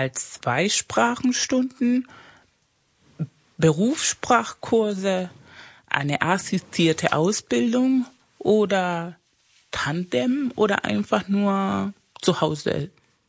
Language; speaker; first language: German; non-native, fluent; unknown